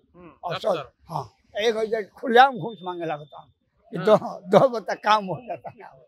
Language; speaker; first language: Hindi; native; Hindi